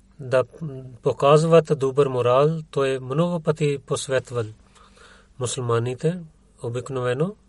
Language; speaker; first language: Bulgarian; non-native, learner; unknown